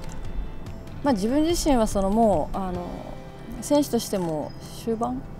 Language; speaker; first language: Japanese; native; Japanese